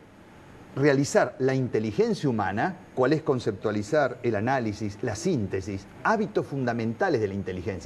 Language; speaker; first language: Spanish; native; Spanish